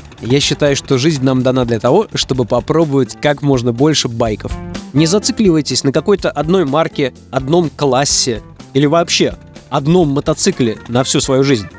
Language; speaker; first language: Russian; native; Russian